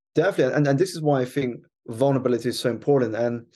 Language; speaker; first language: English; native; English